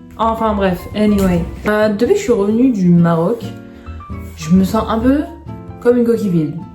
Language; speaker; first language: French; early bilingual, other home language; Arabic